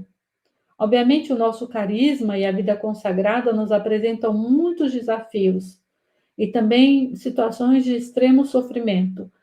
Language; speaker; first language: Portuguese; native; Portuguese